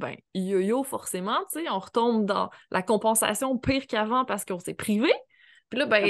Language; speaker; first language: French; native; French